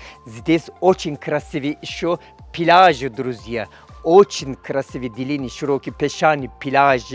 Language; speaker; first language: Russian; non-native, fluent; Turkish